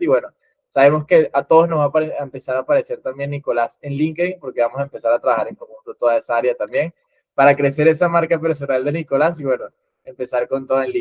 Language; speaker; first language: Spanish; native; Spanish